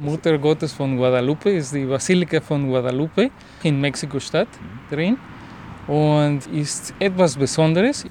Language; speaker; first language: German; non-native, learner; Spanish